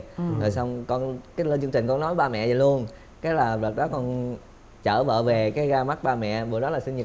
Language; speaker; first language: Vietnamese; native; Vietnamese